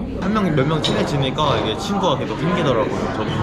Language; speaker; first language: Korean; native; Korean